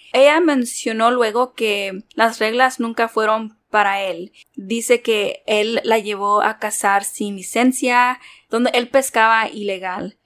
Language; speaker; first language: Spanish; early bilingual, heritage; Spanish